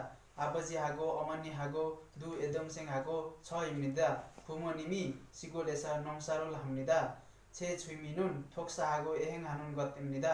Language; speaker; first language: Korean; non-native, learner; Nepali